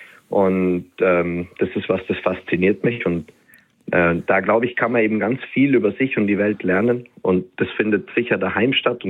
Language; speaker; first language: German; native; German